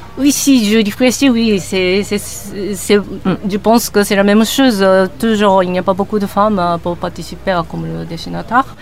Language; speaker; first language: French; non-native, learner; Japanese